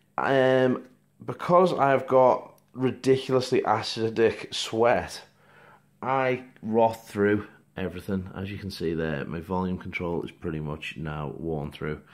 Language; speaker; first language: English; native; English